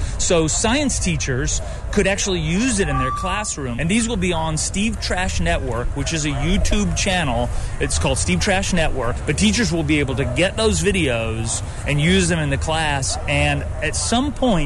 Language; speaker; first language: English; native; English